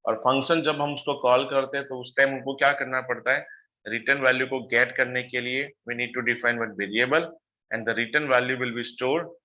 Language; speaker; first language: Hindi; non-native, local second language; Gujarati